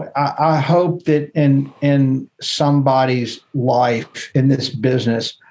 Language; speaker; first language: English; native; English